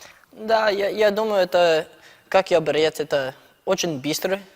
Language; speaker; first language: Russian; early bilingual, heritage; Russian